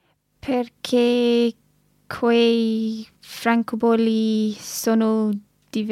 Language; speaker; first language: Italian; non-native, learner; English